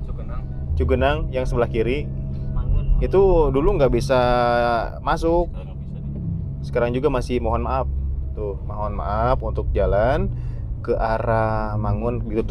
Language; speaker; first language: Indonesian; native; Indonesian